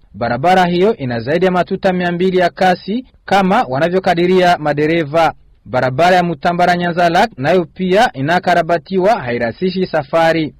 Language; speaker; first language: Swahili; non-native, local second language; Rundi